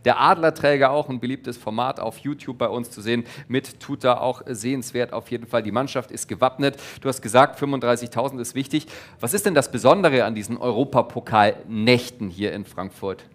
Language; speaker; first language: German; native; German